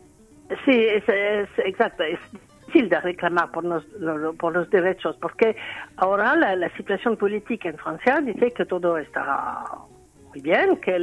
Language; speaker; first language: Spanish; non-native, learner; French